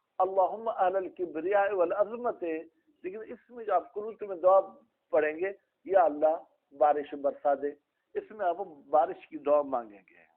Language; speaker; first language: Urdu; non-native, local second language; Sindhi